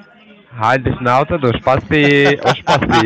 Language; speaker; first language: German; non-native, fluent; Turkish